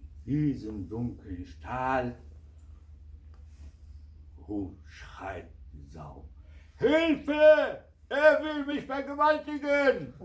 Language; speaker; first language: German; non-native, fluent; Kurdish